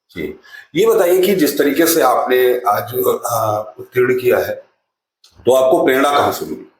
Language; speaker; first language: Hindi; native; Hindi